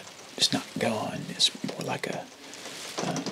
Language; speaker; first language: English; native; English